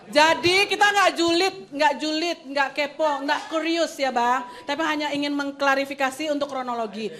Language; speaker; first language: Indonesian; native; Indonesian